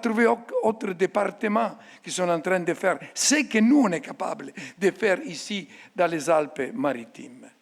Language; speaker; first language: French; non-native, fluent; Italian